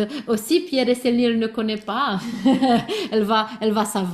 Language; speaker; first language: French; non-native, learner; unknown